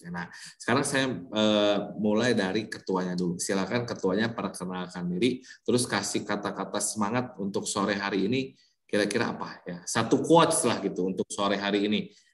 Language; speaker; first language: Indonesian; early bilingual, heritage; Indonesian